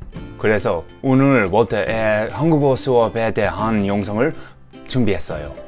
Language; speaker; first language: Korean; early bilingual, heritage; English